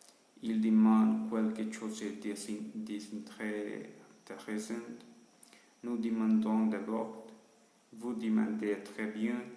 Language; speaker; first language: French; non-native, learner; Spanish